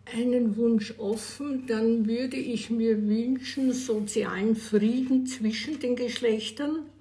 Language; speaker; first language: German; native; German